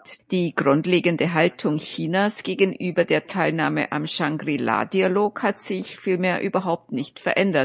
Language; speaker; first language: German; native; German